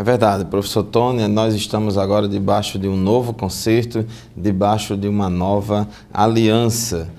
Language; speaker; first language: Portuguese; native; Portuguese